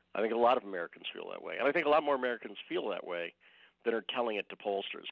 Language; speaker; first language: English; native; English